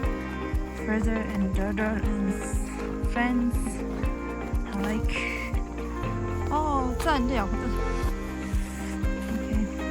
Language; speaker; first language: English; non-native, learner; Tibetan